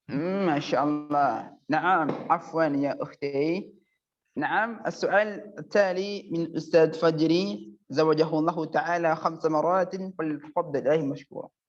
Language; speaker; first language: Arabic; non-native, learner; Indonesian